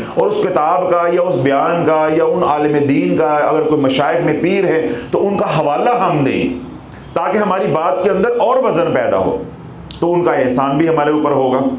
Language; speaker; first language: Urdu; non-native, local second language; Punjabi